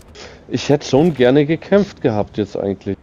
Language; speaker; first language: German; native; German